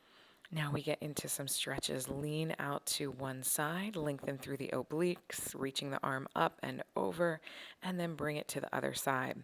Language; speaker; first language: English; native; English